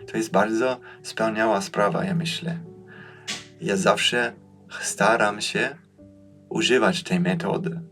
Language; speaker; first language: Polish; non-native, fluent; German